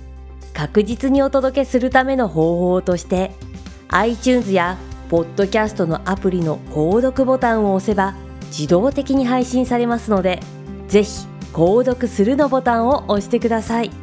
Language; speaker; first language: Japanese; native; Japanese